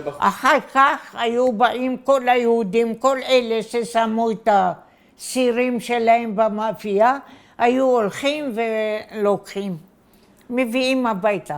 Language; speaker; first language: Hebrew; non-native, fluent; Arabic